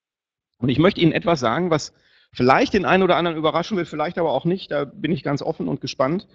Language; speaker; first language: German; native; German